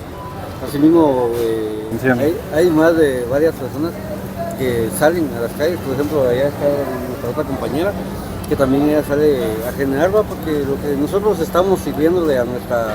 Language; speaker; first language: Spanish; native; Spanish